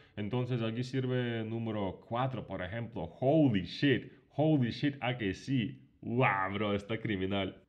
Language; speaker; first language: Spanish; non-native, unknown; Ukrainian